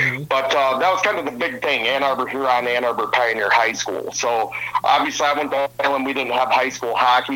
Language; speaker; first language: English; native; English